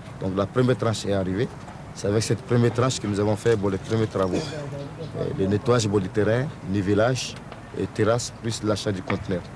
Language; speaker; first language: French; non-native, local second language; Soninke